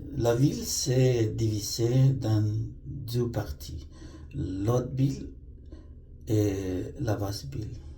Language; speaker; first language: French; non-native, fluent; Spanish